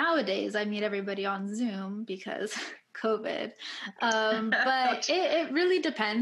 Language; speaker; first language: English; native; English